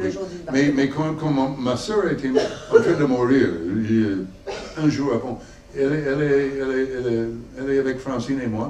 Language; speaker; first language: French; non-native, learner; English